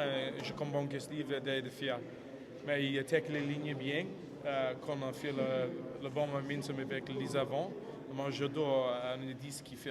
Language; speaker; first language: French; non-native, fluent; English